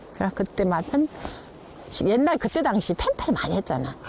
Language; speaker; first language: Korean; native; Korean